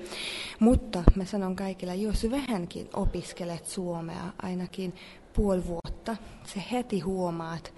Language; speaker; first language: Finnish; non-native, fluent; Hungarian